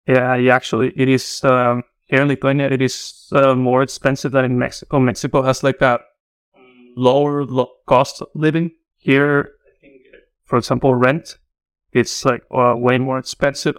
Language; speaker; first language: English; non-native, fluent; Spanish